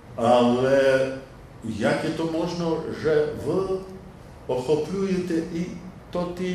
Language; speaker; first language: Polish; non-native, learner; English